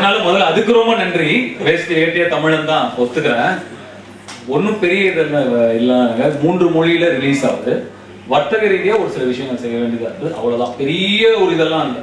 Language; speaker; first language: Tamil; native; Tamil